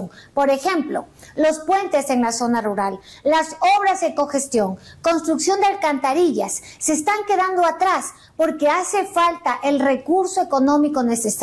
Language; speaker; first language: Spanish; native; Spanish